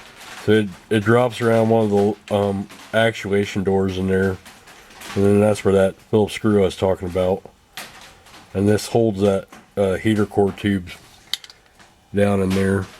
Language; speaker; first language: English; native; English